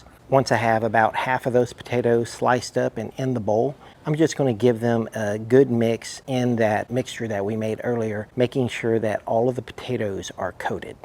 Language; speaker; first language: English; native; English